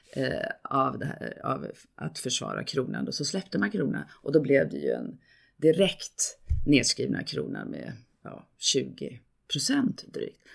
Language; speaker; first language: Swedish; native; Swedish